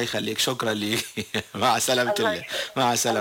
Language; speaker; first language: Arabic; native; Arabic